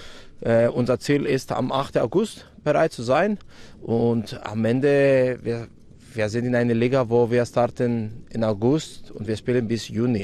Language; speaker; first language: German; non-native, fluent; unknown